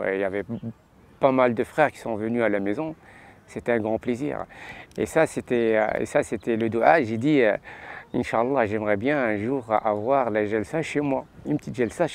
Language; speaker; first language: French; non-native, local second language; Arabic